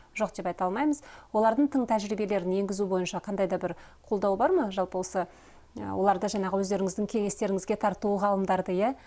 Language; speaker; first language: Kazakh; native; Kazakh